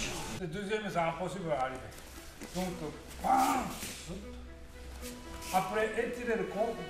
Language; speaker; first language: French; non-native, learner; Japanese